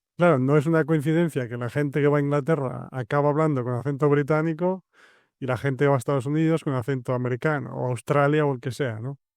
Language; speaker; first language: Spanish; native; Spanish